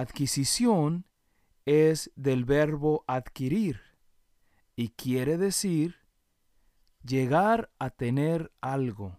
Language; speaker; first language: Spanish; early bilingual, heritage; Spanish